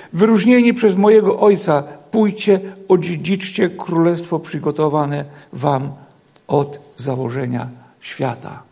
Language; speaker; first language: Polish; native; Polish